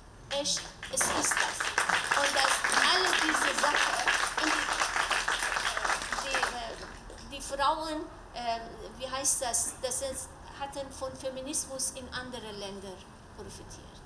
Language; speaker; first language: German; non-native, learner; Persian